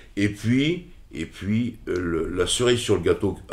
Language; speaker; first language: French; native; French